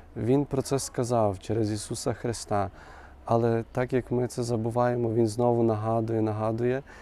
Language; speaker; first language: Ukrainian; native; Ukrainian